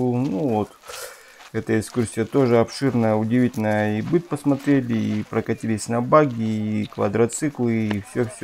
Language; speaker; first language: Russian; native; Russian